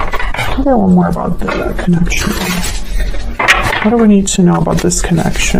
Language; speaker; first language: English; native; English